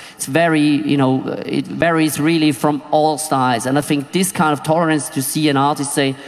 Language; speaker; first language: English; non-native, fluent; Swiss German